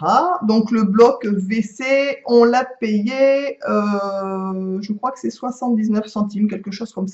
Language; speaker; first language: French; native; French